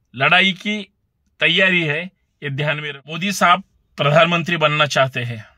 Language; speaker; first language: Hindi; non-native, local second language; Marathi